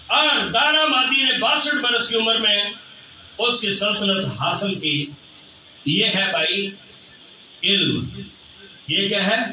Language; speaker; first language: Urdu; non-native, local second language; Punjabi